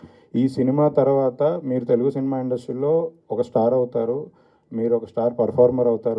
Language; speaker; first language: Telugu; native; Telugu